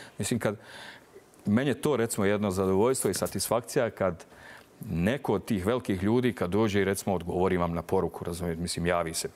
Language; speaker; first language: Serbian; native; Serbian